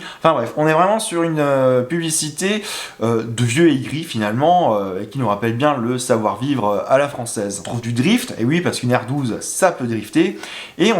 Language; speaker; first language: French; native; French